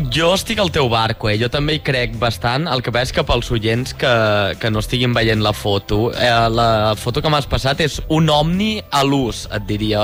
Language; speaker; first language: Catalan; native; Catalan